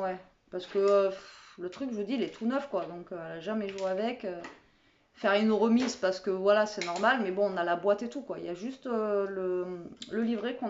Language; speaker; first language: French; native; French